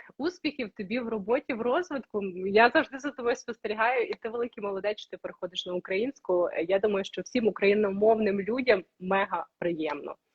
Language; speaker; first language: Ukrainian; native; Ukrainian